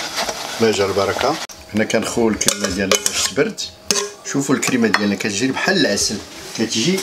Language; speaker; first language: Arabic; native; Arabic